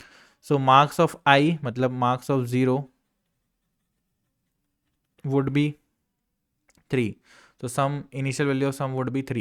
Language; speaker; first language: English; non-native, local second language; Hindi